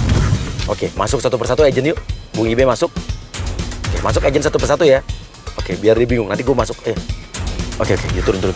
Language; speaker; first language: Indonesian; native; Indonesian